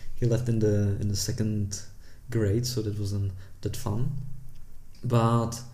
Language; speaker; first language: English; early bilingual, heritage; Czech